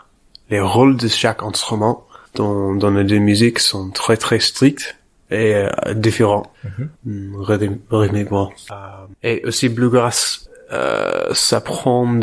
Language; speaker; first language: French; non-native, learner; English